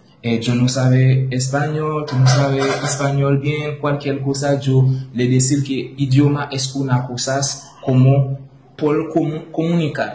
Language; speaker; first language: Spanish; non-native, learner; Haitian Creole